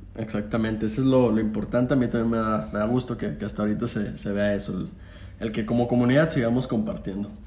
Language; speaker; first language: Spanish; native; Spanish